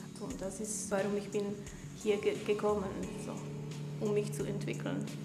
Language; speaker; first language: German; non-native, learner; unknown